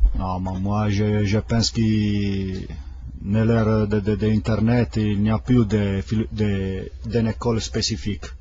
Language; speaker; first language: French; non-native, fluent; Italian